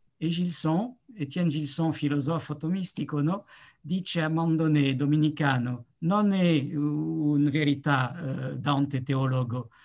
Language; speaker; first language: Italian; non-native, learner; French